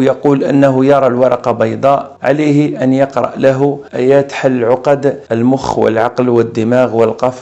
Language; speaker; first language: Arabic; native; Arabic